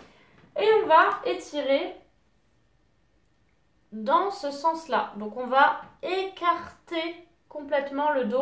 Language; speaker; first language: French; native; French